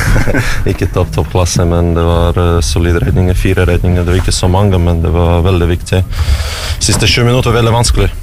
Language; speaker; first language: Norwegian; non-native, learner; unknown